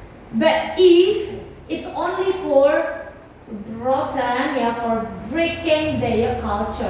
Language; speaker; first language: English; non-native, learner; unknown